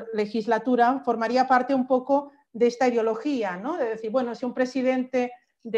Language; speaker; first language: Spanish; native; Spanish